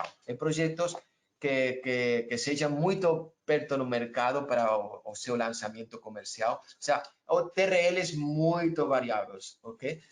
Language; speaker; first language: Portuguese; non-native, learner; Spanish